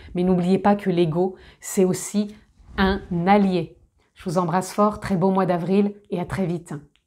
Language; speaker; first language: French; native; French